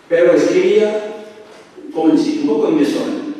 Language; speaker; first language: Spanish; early bilingual, heritage; French